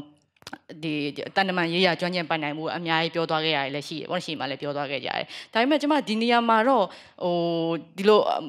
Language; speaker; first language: Burmese; native; Burmese